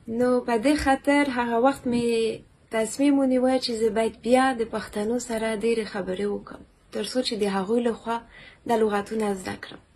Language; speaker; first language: Pashto; non-native, fluent; French